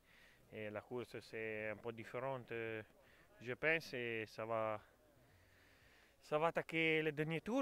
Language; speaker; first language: French; non-native, learner; Italian